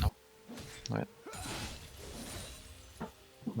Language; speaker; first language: French; native; French